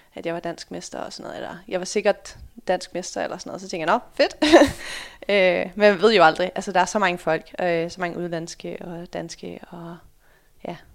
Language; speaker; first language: Danish; early bilingual, other home language; Dutch